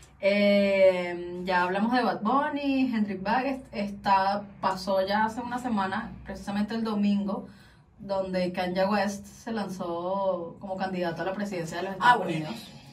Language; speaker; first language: Spanish; native; Spanish